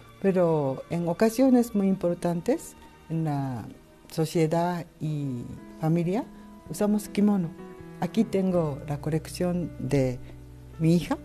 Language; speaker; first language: Spanish; non-native, learner; Japanese